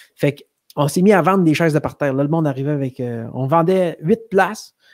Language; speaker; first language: French; native; French